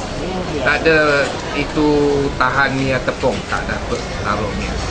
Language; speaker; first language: Indonesian; non-native, local second language; Chinese